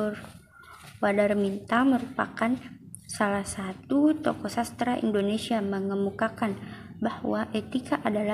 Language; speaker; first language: Indonesian; native; Indonesian